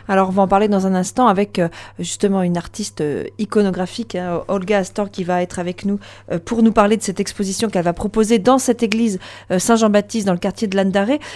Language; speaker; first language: French; native; French